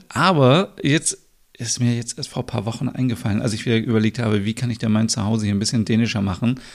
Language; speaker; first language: German; native; German